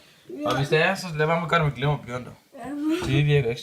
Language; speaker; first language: Danish; native; Danish